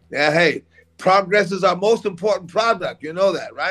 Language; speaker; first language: English; native; English